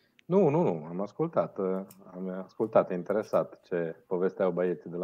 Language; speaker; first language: Romanian; non-native, fluent; Italian